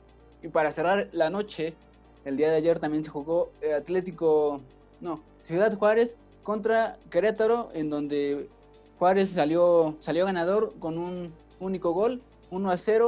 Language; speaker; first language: Spanish; native; Spanish